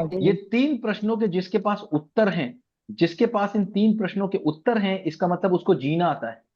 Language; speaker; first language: Hindi; native; Hindi